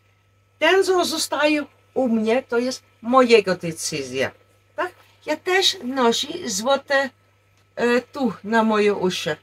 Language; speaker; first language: Polish; non-native, learner; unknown